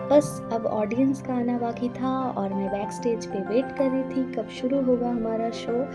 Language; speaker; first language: Hindi; non-native, local second language; Bangla